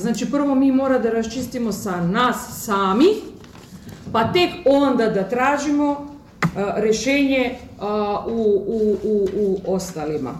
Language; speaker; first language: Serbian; non-native, local second language; Macedonian